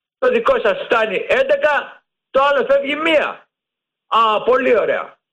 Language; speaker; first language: Greek; native; Greek